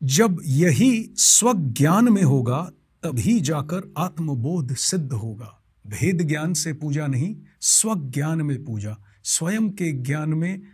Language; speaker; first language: Hindi; non-native, local second language; Bangla